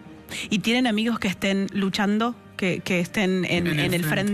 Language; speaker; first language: Spanish; native; Spanish